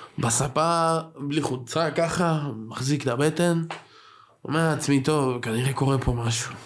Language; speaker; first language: Hebrew; native; Hebrew